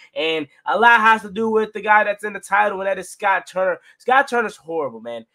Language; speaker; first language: English; native; English